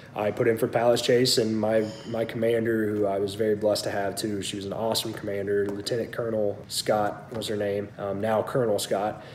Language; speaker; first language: English; native; English